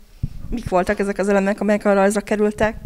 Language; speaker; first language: Hungarian; native; Hungarian